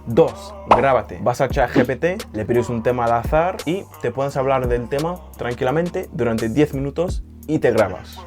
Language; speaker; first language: Spanish; non-native, fluent; English